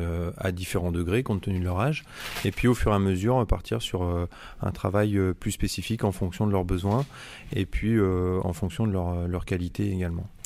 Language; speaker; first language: French; native; French